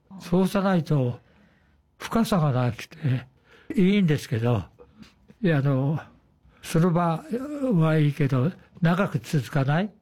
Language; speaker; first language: Japanese; native; Japanese